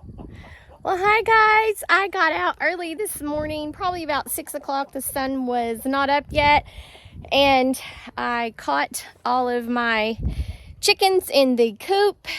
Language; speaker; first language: English; native; English